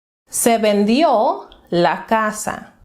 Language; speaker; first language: Spanish; non-native, fluent; English